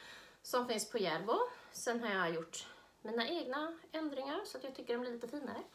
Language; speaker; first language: Swedish; native; Swedish